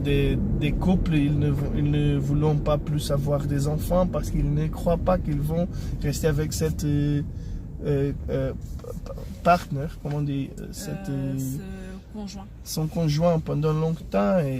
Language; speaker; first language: French; non-native, fluent; Portuguese